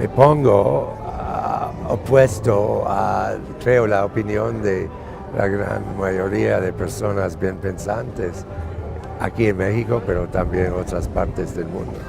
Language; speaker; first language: Spanish; non-native, fluent; English